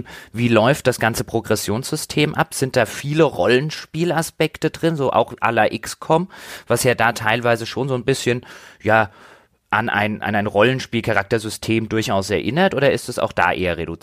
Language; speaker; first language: German; native; German